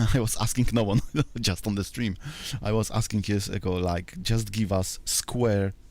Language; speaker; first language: English; non-native, fluent; Polish